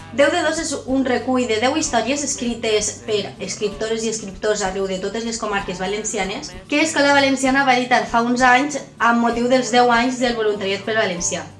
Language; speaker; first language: Catalan; native; Catalan